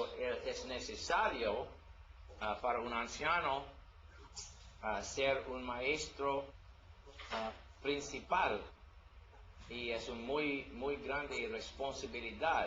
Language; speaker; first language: Spanish; non-native, learner; English